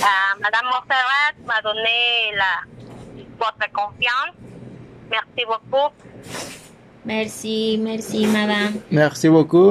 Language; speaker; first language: French; non-native, learner; Spanish